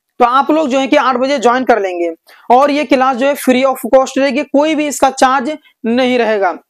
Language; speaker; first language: Hindi; native; Hindi